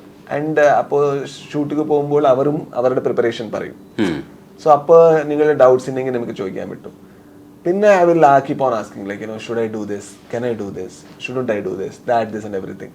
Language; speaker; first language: Malayalam; non-native, local second language; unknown